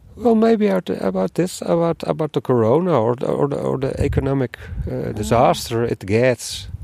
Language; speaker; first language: English; non-native, learner; Dutch